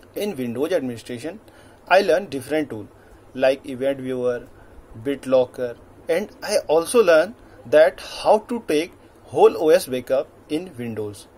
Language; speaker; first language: English; non-native, local second language; Hindi